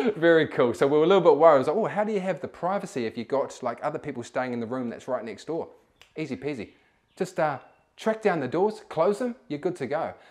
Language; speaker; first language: English; native; English